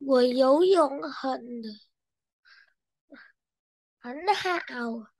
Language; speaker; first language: Chinese; non-native, learner; Vietnamese